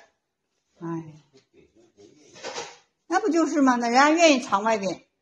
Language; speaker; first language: Chinese; native; Chinese